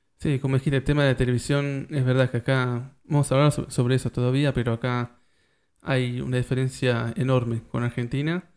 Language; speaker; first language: Spanish; early bilingual, heritage; Spanish